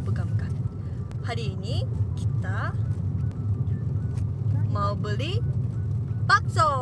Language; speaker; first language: Indonesian; non-native, learner; Japanese